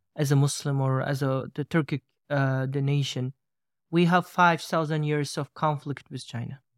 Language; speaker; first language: English; non-native, fluent; Uyghur